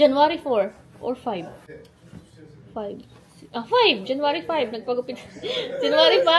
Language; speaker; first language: English; non-native, local second language; Filipino